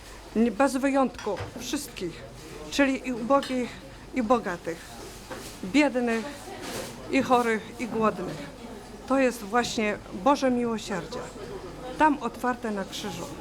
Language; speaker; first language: Polish; native; Polish